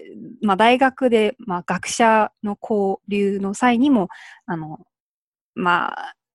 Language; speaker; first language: Japanese; early bilingual, other home language; Korean